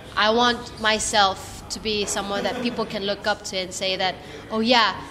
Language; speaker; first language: English; non-native, local second language; Filipino